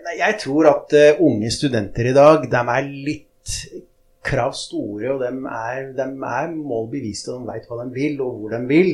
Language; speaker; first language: Norwegian; early bilingual, other home language; Arabic